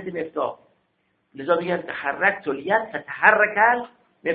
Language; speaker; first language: Persian; native; Persian